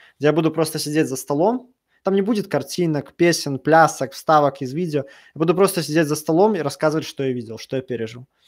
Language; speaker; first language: Russian; native; Russian